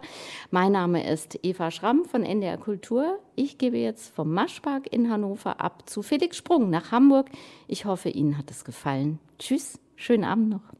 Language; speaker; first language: German; native; German